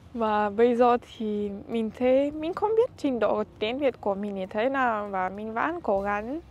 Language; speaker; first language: Vietnamese; non-native, fluent; Russian